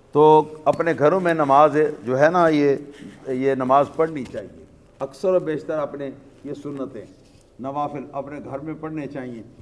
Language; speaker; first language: Urdu; non-native, local second language; Punjabi